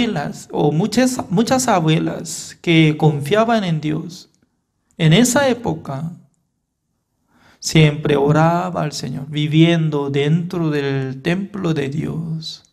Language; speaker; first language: Spanish; non-native, fluent; Korean